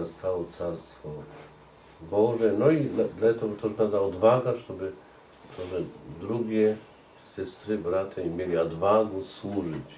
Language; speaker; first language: Polish; non-native, learner; Russian